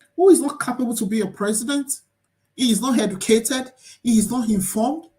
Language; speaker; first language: English; non-native, local second language; Yoruba